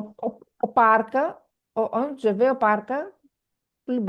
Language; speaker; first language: French; non-native, fluent; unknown